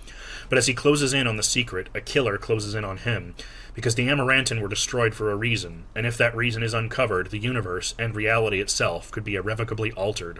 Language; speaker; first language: English; native; English